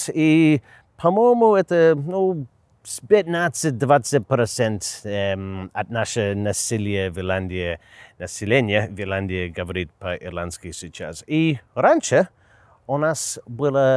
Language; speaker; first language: Russian; non-native, learner; English